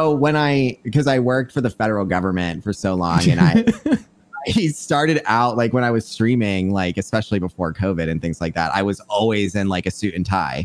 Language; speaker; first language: English; non-native, fluent; French